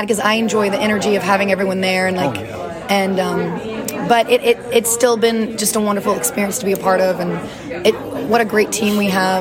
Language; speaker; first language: English; native; English